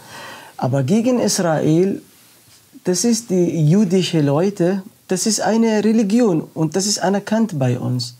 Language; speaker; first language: German; non-native, learner; Arabic